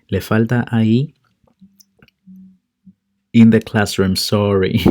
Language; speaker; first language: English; non-native, fluent; Spanish